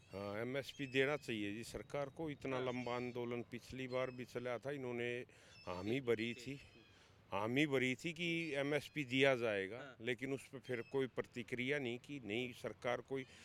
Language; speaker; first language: Hindi; native; Hindi